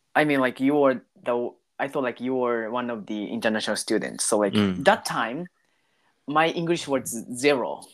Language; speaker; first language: English; non-native, learner; Japanese